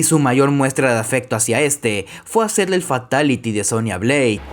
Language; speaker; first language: Spanish; native; Spanish